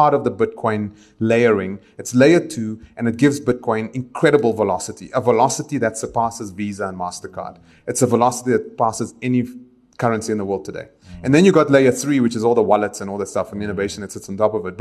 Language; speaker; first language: English; native; English